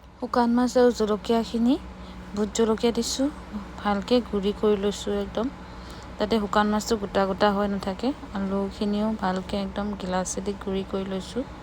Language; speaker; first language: Assamese; non-native, local second language; Manipuri